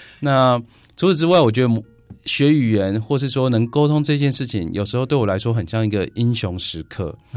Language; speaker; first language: Chinese; native; Chinese